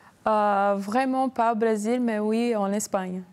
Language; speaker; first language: French; non-native, learner; Portuguese